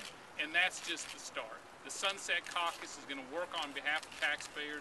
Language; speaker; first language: English; native; English